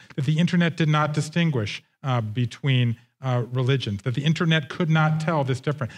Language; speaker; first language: English; non-native, fluent; Arabic